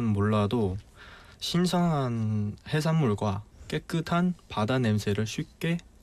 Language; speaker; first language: Korean; native; Korean